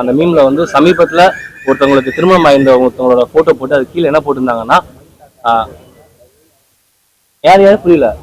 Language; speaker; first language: Tamil; native; Tamil